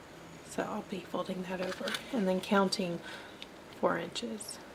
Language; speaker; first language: English; native; English